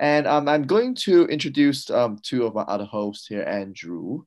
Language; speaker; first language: English; non-native, local second language; Cantonese